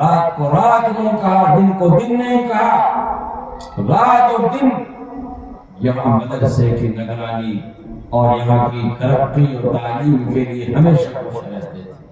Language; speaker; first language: Urdu; non-native, local second language; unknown